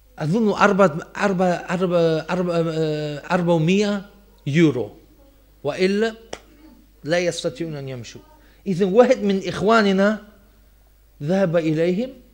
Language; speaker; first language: Arabic; non-native, fluent; German